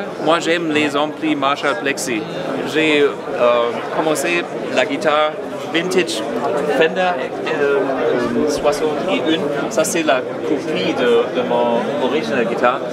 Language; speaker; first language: French; non-native, learner; German